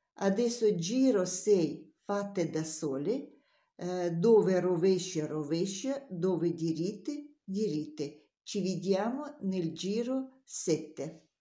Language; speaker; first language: Italian; non-native, learner; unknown